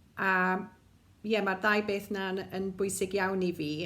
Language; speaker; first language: Welsh; native; Welsh